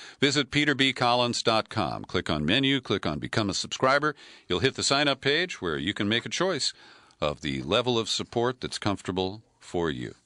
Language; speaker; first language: English; native; English